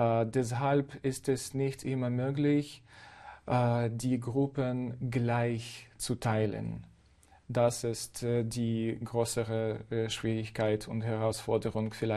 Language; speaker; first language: German; non-native, fluent; Ukrainian